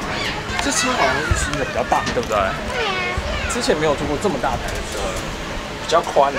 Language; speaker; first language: Chinese; native; Chinese